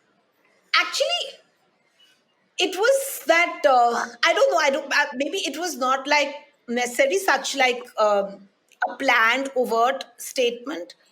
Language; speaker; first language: English; non-native, local second language; Hindi